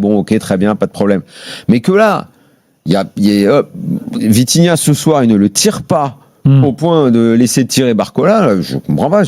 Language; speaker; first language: French; native; French